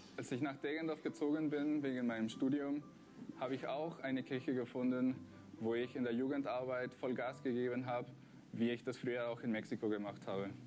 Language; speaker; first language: German; early bilingual, other home language; Spanish